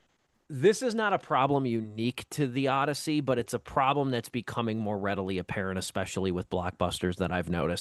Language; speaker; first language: English; native; English